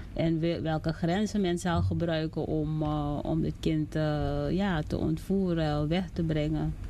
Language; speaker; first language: Dutch; native; Dutch